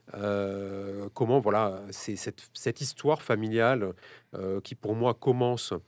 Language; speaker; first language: French; native; French